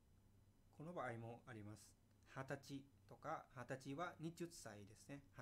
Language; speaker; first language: Japanese; non-native, fluent; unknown